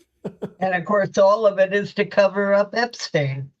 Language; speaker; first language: English; native; English